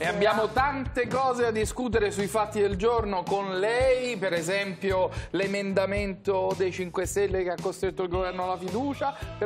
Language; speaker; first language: Italian; native; Italian